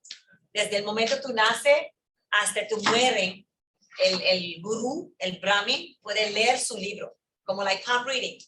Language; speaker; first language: Spanish; early bilingual, heritage; English